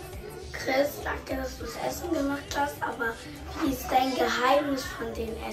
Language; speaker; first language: German; early bilingual, other home language; Lingala